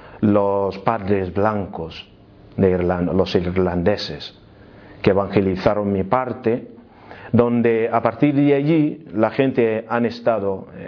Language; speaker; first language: Spanish; non-native, fluent; Igbo